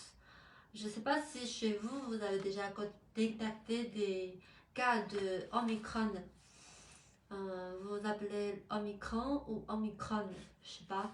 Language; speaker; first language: French; non-native, fluent; Chinese